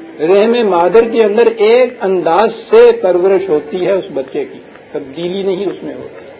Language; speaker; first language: Urdu; native; Urdu